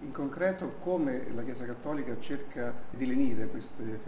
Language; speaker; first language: Italian; native; Italian